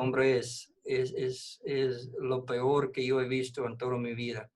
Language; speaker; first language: Spanish; non-native, fluent; English